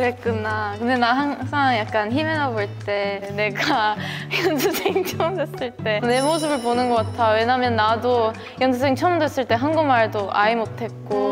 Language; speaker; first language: Korean; non-native, fluent; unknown